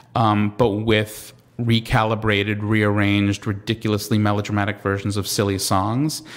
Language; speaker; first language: English; native; English